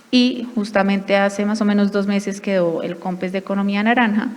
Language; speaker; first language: Spanish; native; Spanish